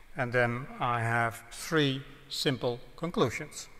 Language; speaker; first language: English; non-native, fluent; Dutch